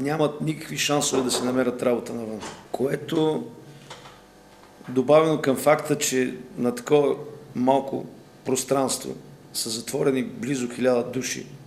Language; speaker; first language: Bulgarian; native; Bulgarian